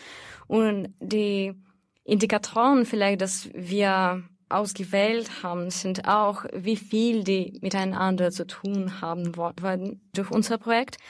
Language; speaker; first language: German; non-native, fluent; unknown